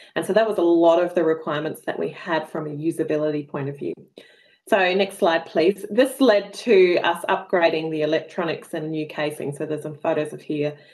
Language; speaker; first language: English; native; English